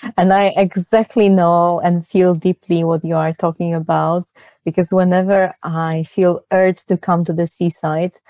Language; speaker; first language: English; non-native, fluent; Polish